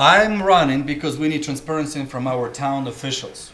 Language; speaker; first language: English; non-native, fluent; Russian